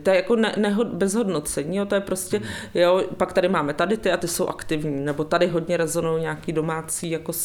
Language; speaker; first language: Czech; native; Czech